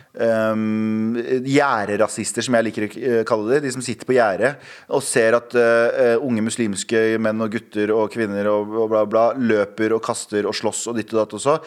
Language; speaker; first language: Norwegian; early bilingual, other home language; Kurdish